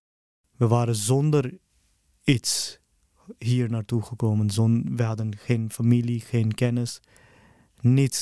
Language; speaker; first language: Dutch; early bilingual, other home language; Urdu